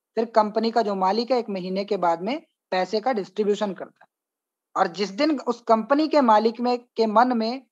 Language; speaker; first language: Hindi; native; Hindi